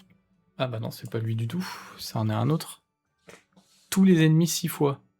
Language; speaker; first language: French; native; French